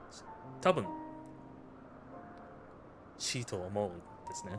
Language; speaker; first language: Japanese; non-native, learner; English